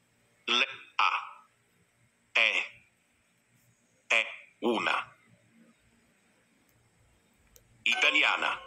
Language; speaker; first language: Italian; non-native, learner; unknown